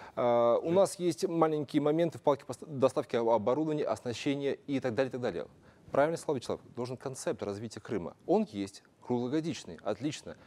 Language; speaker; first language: Russian; native; Russian